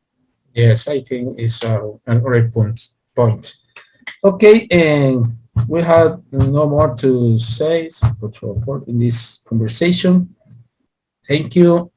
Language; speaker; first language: English; non-native, learner; Spanish